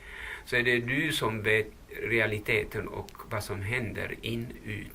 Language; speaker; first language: Swedish; non-native, fluent; Tigrinya